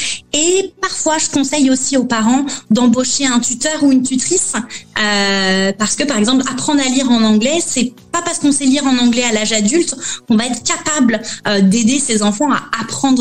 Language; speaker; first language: French; native; French